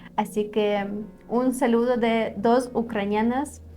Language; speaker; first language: Spanish; non-native, fluent; Ukrainian